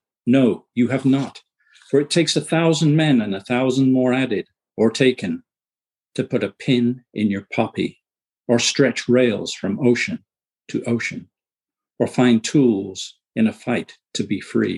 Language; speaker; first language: English; native; English